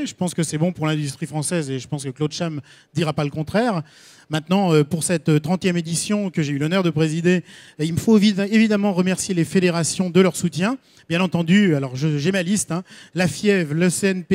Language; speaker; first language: French; native; French